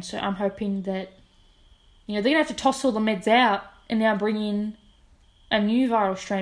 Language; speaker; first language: English; native; English